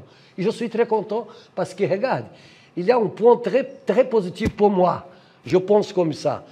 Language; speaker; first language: French; non-native, fluent; Portuguese